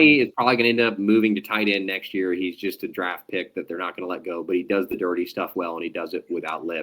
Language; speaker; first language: English; native; English